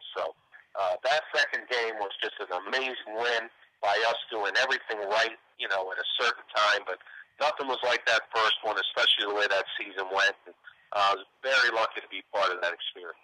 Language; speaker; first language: English; native; English